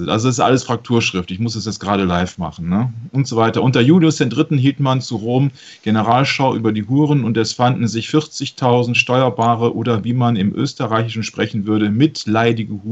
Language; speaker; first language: German; native; German